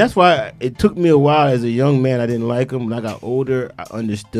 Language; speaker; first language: English; native; English